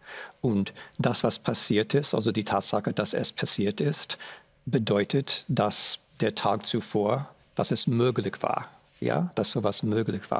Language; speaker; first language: German; non-native, fluent; English